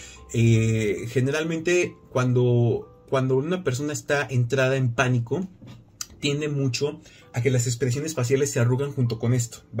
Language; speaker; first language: Spanish; native; Spanish